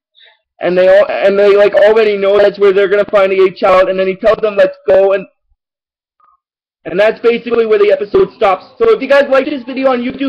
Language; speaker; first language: English; native; English